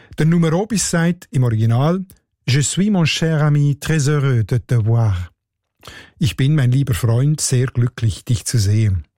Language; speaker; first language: German; native; German